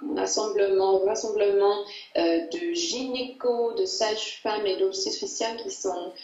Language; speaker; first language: French; non-native, fluent; English